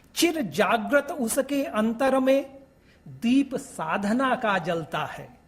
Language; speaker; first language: Hindi; native; Hindi